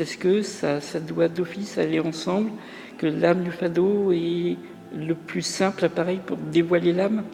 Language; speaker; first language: French; native; French